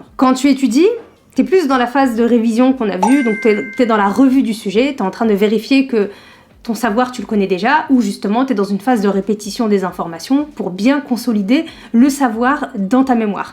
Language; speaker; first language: French; native; French